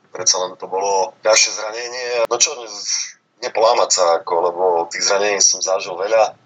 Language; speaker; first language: Slovak; native; Slovak